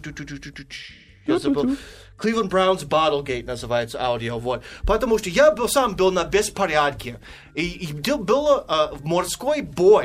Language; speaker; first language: Russian; non-native, fluent; English